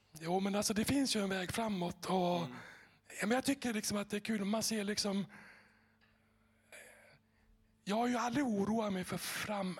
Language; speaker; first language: Swedish; native; Swedish